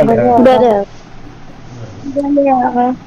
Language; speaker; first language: Persian; non-native, learner; Urdu